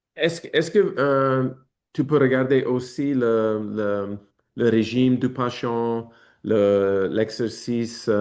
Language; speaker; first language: French; non-native, fluent; English